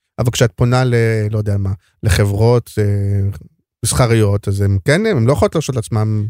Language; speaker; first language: Hebrew; native; Hebrew